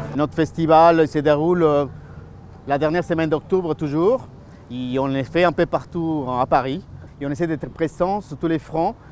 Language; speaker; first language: French; non-native, fluent; Spanish